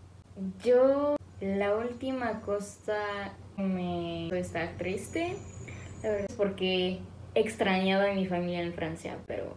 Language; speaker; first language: Spanish; non-native, fluent; French